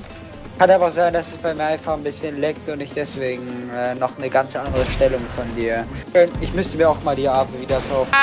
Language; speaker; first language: German; native; German